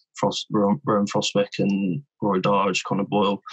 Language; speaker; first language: English; native; English